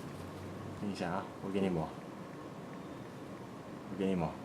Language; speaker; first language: Chinese; non-native, learner; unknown